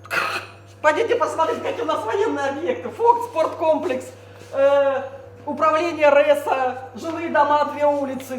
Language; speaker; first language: Russian; native; Russian